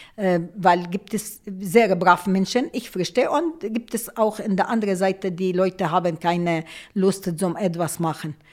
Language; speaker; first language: German; non-native, local second language; Arabic